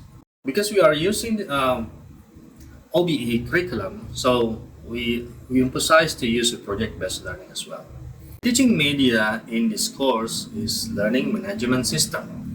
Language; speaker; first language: English; non-native, fluent; Indonesian